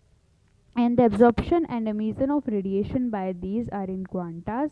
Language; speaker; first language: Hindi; native; Hindi